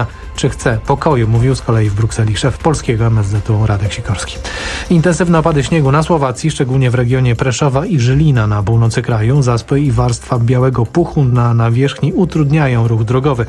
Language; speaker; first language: Polish; native; Polish